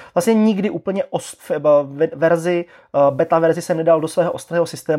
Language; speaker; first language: Czech; native; Czech